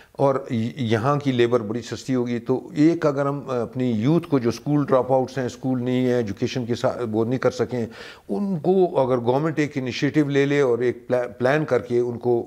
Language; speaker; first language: Urdu; native; Urdu